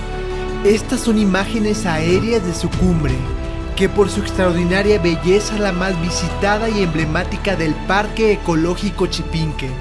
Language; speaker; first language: Spanish; native; Spanish